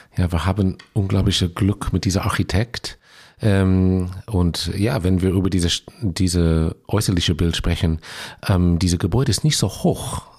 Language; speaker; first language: German; non-native, fluent; English